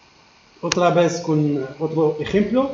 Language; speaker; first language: Spanish; non-native, learner; Arabic